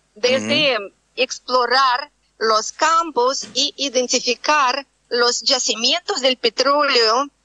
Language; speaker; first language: Spanish; non-native, fluent; Russian